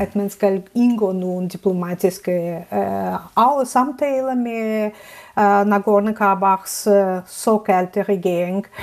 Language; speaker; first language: Danish; non-native, fluent; Azerbaijani